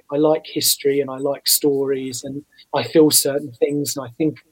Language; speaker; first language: English; native; English